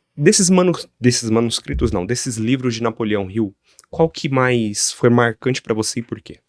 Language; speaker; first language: Portuguese; native; Portuguese